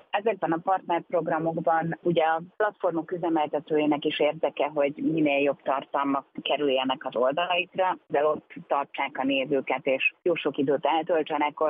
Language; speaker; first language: Hungarian; native; Hungarian